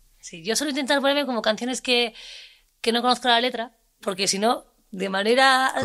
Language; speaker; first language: Spanish; native; Spanish